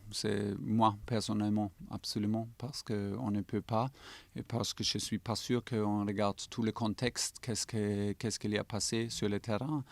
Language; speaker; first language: French; non-native, fluent; German